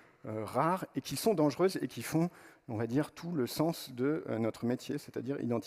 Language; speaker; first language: French; native; French